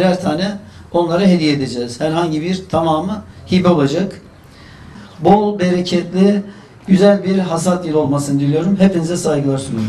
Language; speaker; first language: Turkish; native; Turkish